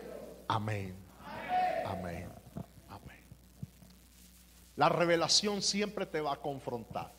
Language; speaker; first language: Spanish; native; Spanish